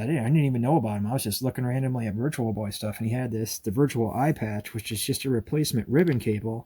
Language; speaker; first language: English; native; English